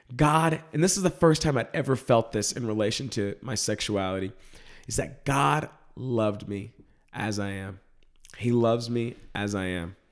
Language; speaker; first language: English; native; English